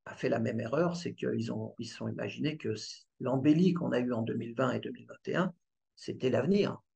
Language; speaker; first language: French; native; French